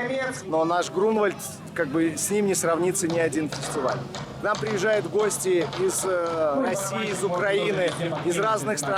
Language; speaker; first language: Russian; native; Russian